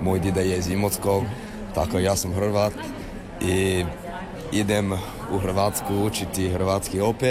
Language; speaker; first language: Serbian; early bilingual, heritage; English